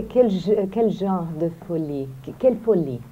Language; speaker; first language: French; non-native, fluent; Portuguese